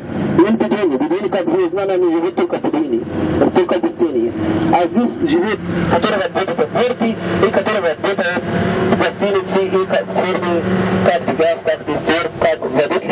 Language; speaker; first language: Russian; non-native, fluent; Arabic